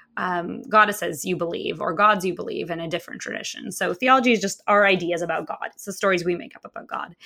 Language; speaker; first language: English; early bilingual, other home language; Russian